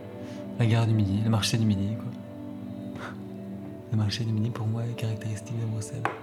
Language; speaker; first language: French; native; French